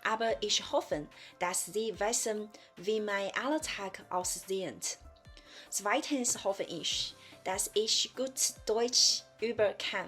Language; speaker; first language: German; non-native, learner; Chinese